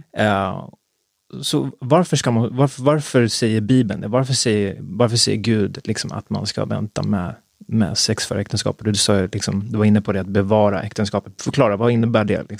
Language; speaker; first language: Swedish; native; Swedish